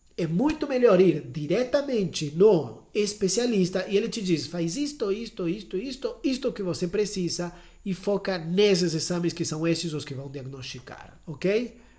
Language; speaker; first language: Portuguese; non-native, fluent; Spanish